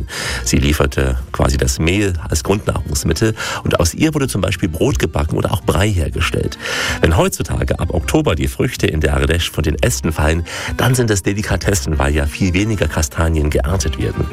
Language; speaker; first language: German; native; German